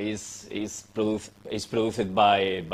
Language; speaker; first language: English; non-native, fluent; Spanish